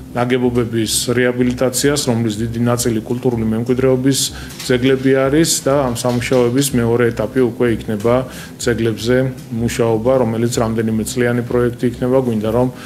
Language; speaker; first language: Georgian; native; Georgian